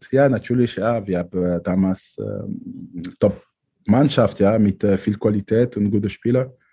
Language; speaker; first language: German; non-native, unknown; French